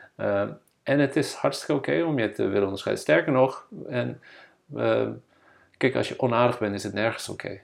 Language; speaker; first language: Dutch; non-native, fluent; Bosnian